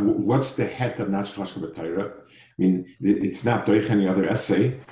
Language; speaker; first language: English; native; English